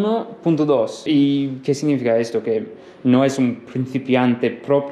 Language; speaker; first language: Spanish; non-native, fluent; English